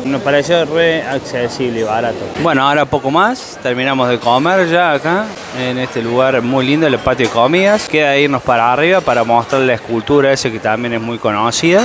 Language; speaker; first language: Spanish; native; Spanish